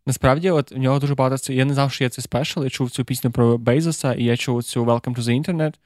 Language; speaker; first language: Ukrainian; native; Ukrainian